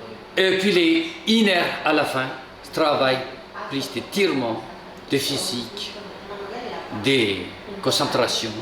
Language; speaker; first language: French; non-native, local second language; Malagasy